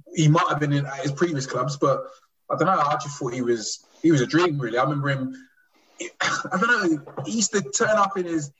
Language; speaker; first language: English; native; English